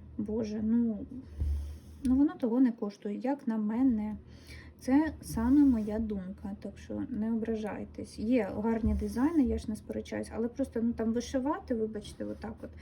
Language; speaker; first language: Ukrainian; non-native, local second language; Russian